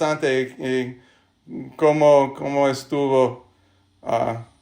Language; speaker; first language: Spanish; non-native, learner; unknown